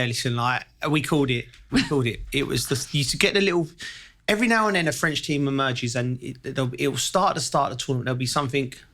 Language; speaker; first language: English; native; English